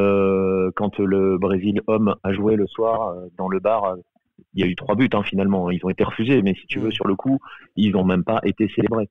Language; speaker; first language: French; native; French